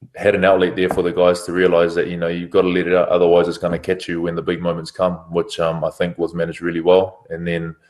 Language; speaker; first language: English; native; English